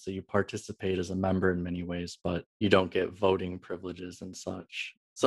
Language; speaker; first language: English; native; English